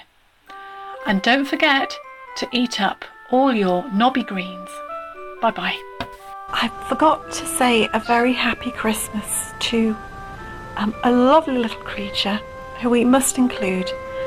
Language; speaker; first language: English; native; English